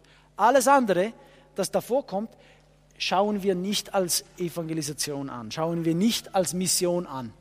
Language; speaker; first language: German; non-native, fluent; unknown